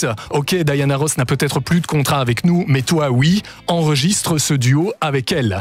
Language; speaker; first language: French; native; French